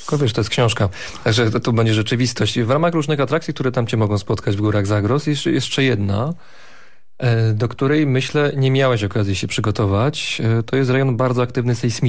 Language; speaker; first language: Polish; native; Polish